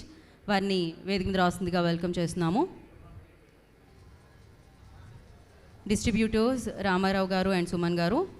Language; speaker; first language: Telugu; native; Telugu